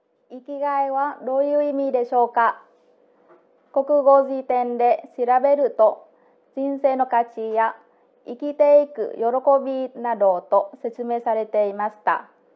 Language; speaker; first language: Japanese; non-native, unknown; Vietnamese